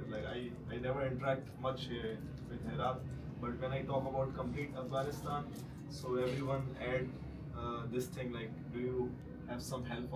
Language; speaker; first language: English; non-native, local second language; Hindi